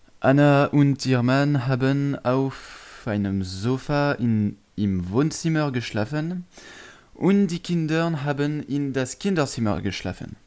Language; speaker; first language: German; non-native, learner; French